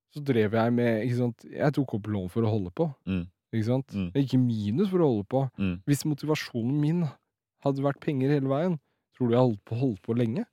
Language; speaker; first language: Norwegian; early bilingual, other home language; Riffian